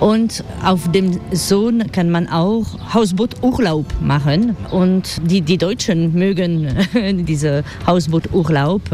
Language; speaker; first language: German; non-native, fluent; French